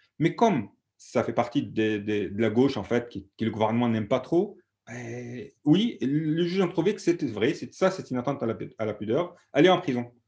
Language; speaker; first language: French; non-native, fluent; Arabic